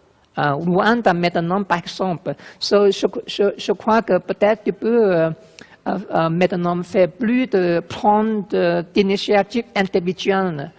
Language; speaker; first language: French; non-native, learner; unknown